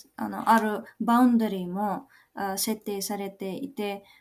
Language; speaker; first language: Japanese; non-native, learner; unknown